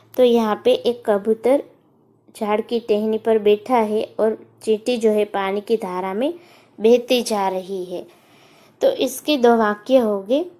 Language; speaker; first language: Hindi; non-native, local second language; Gujarati